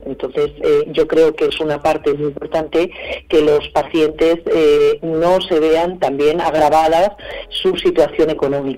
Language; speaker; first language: Spanish; native; Spanish